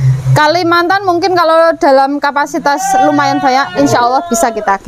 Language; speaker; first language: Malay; non-native, local second language; Javanese